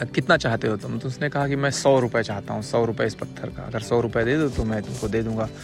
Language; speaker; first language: Hindi; native; Hindi